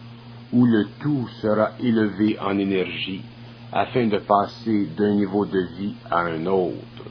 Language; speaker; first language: French; native; French